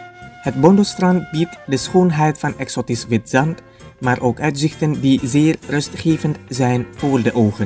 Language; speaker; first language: Dutch; non-native, fluent; Indonesian